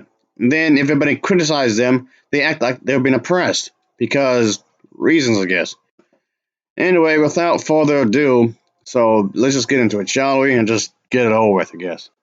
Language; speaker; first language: English; native; English